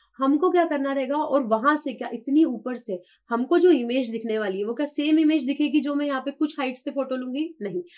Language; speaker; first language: Hindi; native; Hindi